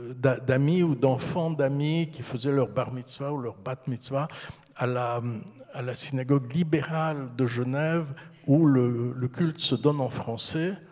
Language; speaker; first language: French; early bilingual, heritage; French